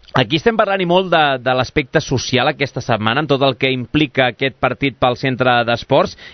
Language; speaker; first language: Catalan; native; Catalan